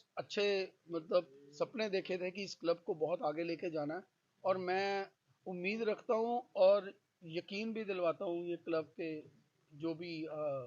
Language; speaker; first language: Hindi; non-native, local second language; Punjabi